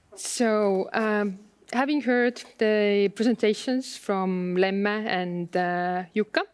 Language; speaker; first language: English; non-native, fluent; Estonian